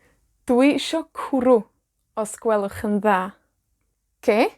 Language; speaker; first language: Welsh; non-native, fluent; Spanish